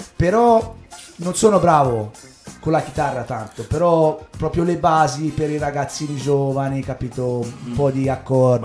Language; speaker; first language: Italian; native; Italian